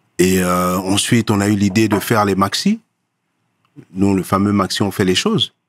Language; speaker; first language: French; early bilingual, other home language; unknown